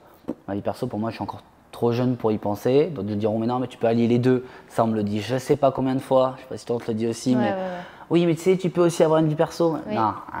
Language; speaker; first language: French; native; French